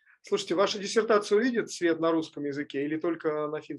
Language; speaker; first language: Russian; native; Russian